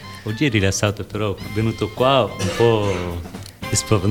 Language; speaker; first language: Italian; non-native, learner; Bangla